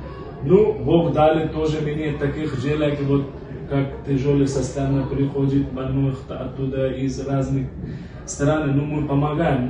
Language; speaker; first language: Russian; non-native, learner; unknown